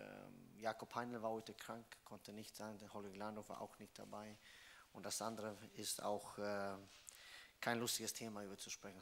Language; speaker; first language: German; non-native, fluent; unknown